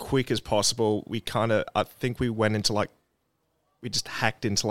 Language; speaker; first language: English; native; English